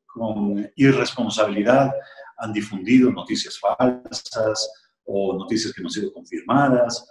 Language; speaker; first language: Spanish; native; Spanish